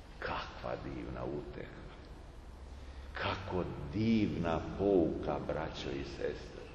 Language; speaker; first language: Serbian; native; Serbian